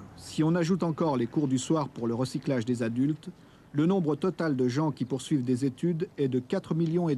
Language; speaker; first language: French; native; French